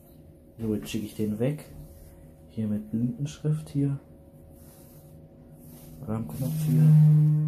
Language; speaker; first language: German; native; German